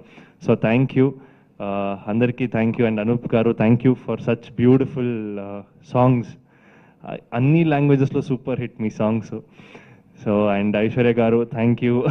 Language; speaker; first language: Telugu; non-native, learner; Kannada